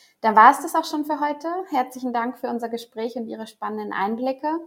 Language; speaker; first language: German; native; German